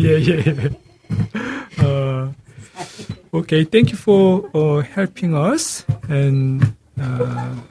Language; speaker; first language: English; non-native, learner; Korean